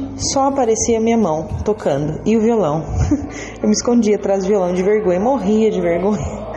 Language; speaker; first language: Portuguese; native; Portuguese